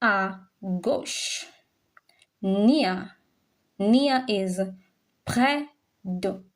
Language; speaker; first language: French; non-native, local second language; Swahili